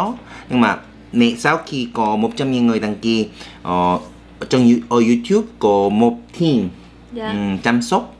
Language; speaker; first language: Vietnamese; non-native, learner; Korean